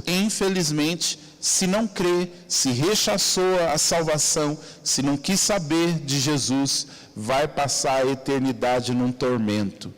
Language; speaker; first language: Portuguese; native; Portuguese